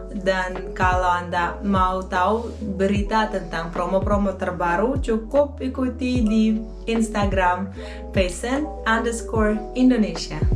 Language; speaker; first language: Indonesian; non-native, fluent; Russian